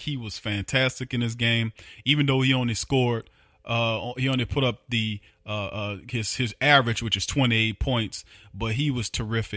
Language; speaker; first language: English; native; English